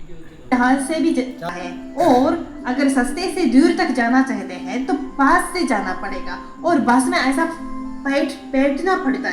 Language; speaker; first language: Hindi; non-native, fluent; Japanese